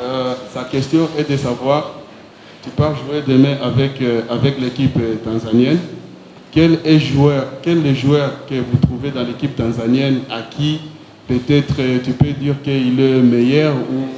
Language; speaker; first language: French; non-native, learner; Swahili